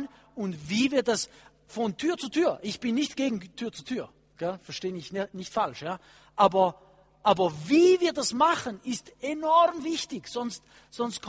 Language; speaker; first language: German; non-native, fluent; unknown